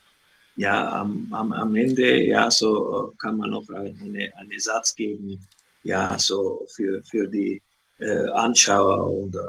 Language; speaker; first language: German; non-native, learner; Slovak